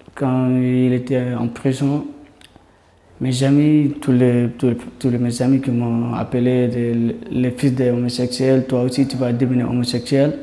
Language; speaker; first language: French; non-native, learner; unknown